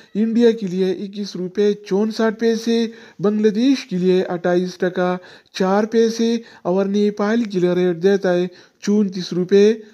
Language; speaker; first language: Urdu; non-native, local second language; Pashto